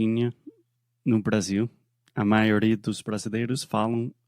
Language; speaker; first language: Portuguese; non-native, fluent; English